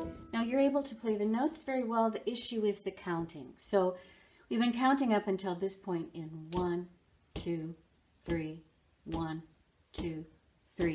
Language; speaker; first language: English; native; English